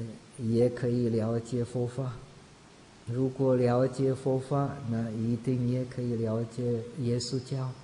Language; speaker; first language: Chinese; non-native, fluent; Czech